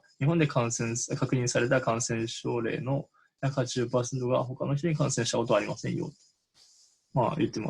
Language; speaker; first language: Japanese; native; Japanese